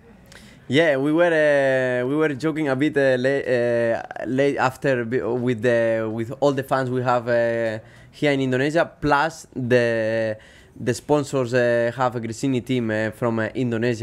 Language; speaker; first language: English; non-native, fluent; Spanish